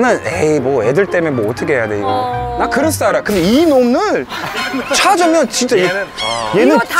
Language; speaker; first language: Korean; non-native, learner; English